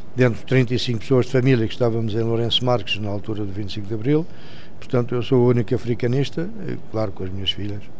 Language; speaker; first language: Portuguese; native; Portuguese